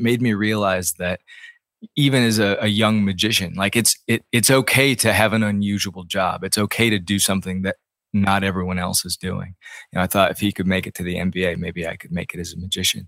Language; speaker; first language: English; native; English